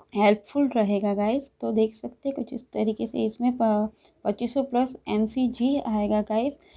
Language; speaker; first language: Hindi; non-native, local second language; Gujarati